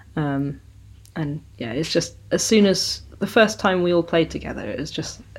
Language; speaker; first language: English; native; English